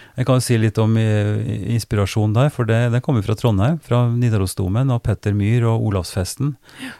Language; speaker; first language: Norwegian; native; Norwegian